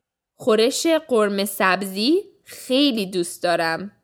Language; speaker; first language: Persian; early bilingual, heritage; Persian